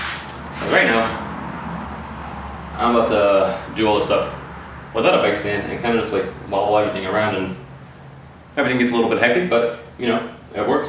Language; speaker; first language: English; native; English